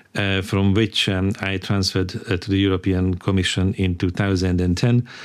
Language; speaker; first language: English; non-native, fluent; Hungarian